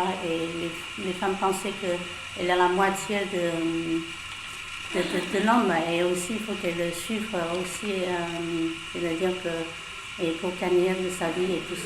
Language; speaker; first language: French; non-native, fluent; Chinese